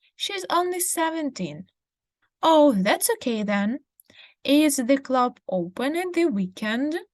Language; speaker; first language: English; non-native, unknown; Ukrainian